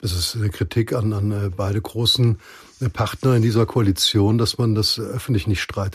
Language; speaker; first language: German; native; German